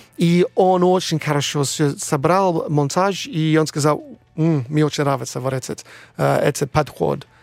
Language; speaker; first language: Russian; non-native, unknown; English